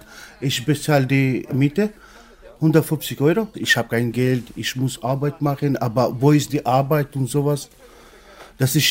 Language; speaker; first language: German; non-native, learner; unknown